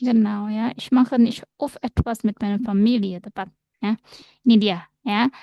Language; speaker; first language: German; non-native, fluent; Indonesian